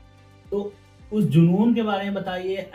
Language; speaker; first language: Hindi; native; Hindi